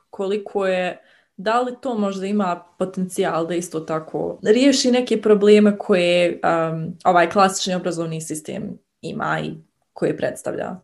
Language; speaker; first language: Croatian; native; Croatian